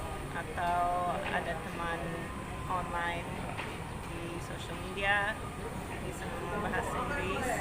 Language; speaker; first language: Indonesian; non-native, fluent; English